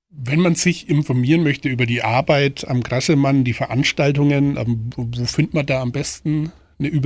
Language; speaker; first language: German; native; German